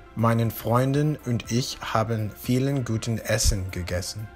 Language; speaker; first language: German; non-native, learner; Spanish